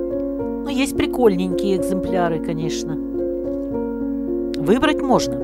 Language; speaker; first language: Russian; native; Russian